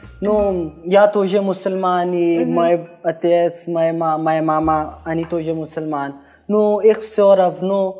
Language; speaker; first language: Russian; non-native, learner; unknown